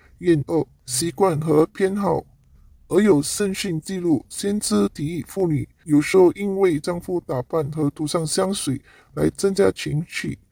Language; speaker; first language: Chinese; non-native, local second language; Cantonese